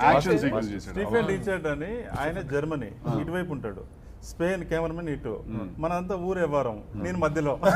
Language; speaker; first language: Telugu; native; Telugu